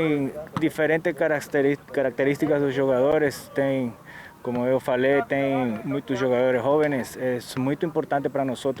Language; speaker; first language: Portuguese; non-native, fluent; Spanish